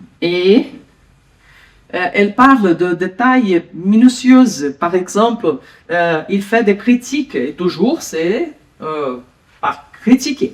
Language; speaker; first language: French; non-native, learner; Portuguese